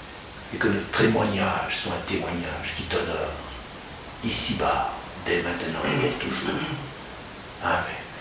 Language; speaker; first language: French; native; French